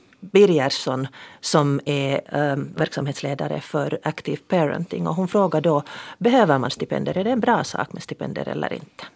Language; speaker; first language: Swedish; native; Swedish